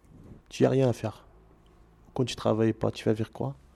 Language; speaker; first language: French; non-native, learner; Arabic